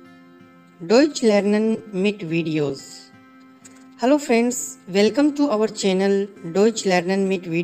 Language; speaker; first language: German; non-native, fluent; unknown